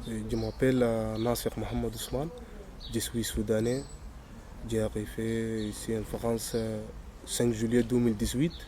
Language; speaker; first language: French; non-native, learner; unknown